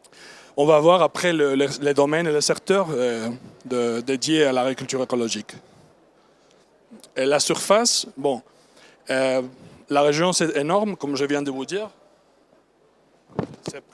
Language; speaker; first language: French; non-native, learner; Spanish